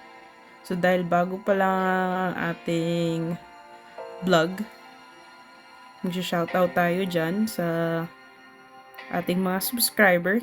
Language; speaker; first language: Filipino; native; Filipino